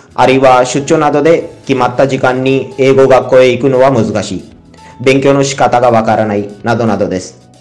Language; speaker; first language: Japanese; non-native, fluent; Hindi